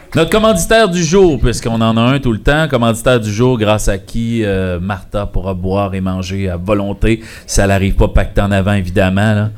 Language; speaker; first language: French; native; French